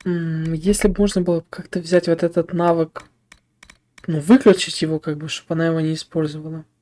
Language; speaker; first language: Russian; native; Russian